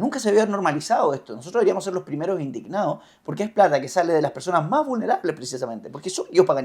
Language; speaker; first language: Spanish; native; Spanish